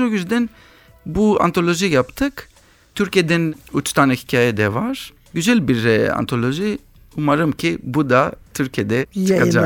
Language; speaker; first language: Turkish; non-native, learner; Greek